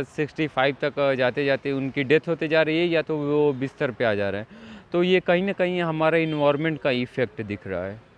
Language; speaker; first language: Hindi; native; Hindi